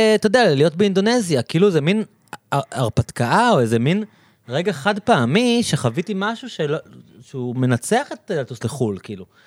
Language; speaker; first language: Hebrew; native; Hebrew